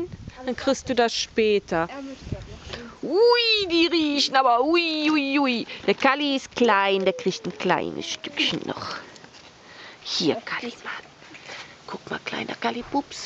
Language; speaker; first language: German; native; German